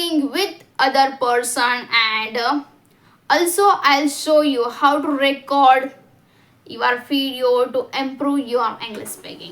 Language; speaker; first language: English; non-native, learner; Hindi